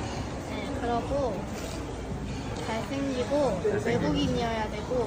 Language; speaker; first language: Korean; early bilingual, heritage; Korean